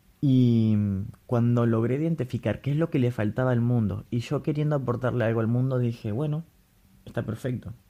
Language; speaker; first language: Spanish; native; Spanish